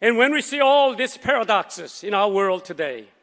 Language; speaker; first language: English; non-native, fluent; Korean